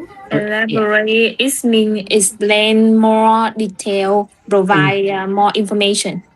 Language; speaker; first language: English; non-native, learner; Vietnamese